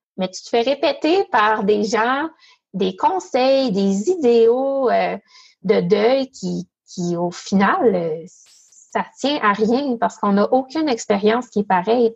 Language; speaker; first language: French; native; French